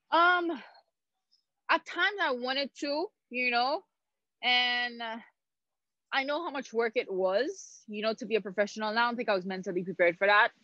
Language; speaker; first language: English; non-native, fluent; Haitian Creole